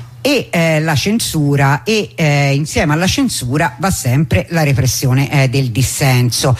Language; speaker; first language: Italian; native; Italian